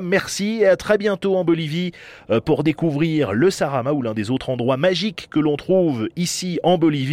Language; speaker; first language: French; native; French